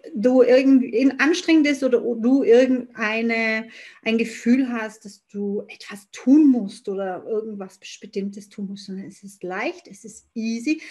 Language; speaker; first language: German; native; German